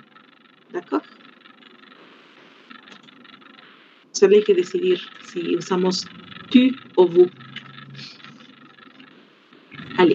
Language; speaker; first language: French; non-native, fluent; Spanish